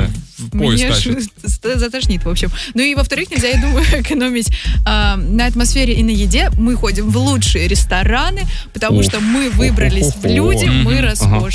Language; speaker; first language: Russian; native; Russian